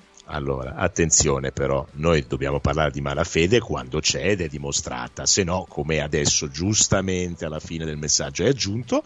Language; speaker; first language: Italian; native; Italian